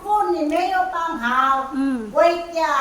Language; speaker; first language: Chinese; non-native, learner; Filipino